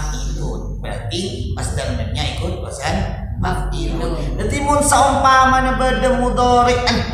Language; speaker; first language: Indonesian; native; Indonesian